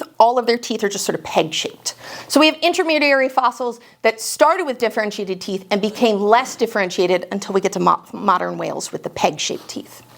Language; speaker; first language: English; native; English